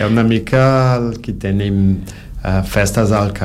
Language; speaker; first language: Catalan; non-native, learner; Portuguese